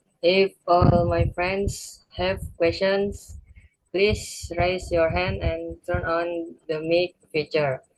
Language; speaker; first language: English; non-native, learner; Indonesian